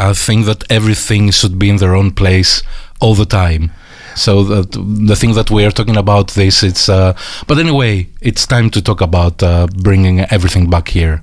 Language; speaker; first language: English; non-native, fluent; Greek